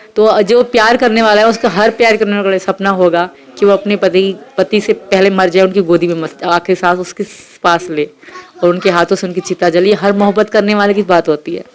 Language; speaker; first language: Urdu; non-native, local second language; Sindhi